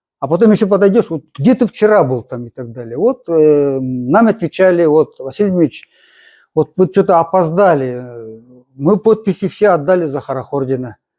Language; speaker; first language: Russian; non-native, local second language; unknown